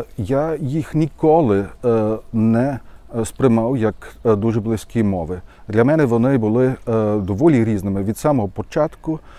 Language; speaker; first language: Ukrainian; non-native, fluent; German